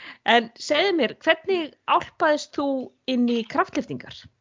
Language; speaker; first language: Icelandic; native; Icelandic